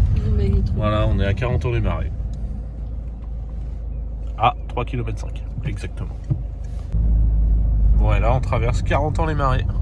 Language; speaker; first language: French; native; French